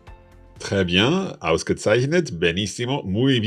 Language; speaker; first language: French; non-native, fluent; English